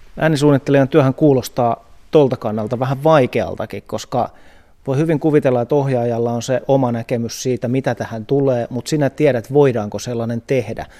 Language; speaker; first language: Finnish; native; Finnish